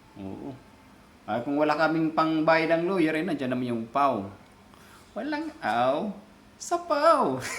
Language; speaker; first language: Filipino; non-native, local second language; Cebuano